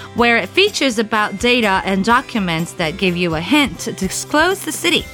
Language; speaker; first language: English; non-native, fluent; Japanese